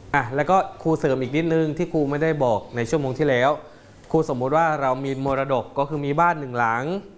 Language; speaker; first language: Thai; native; Thai